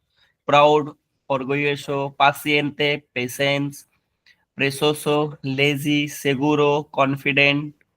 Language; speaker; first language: Spanish; non-native, learner; Hindi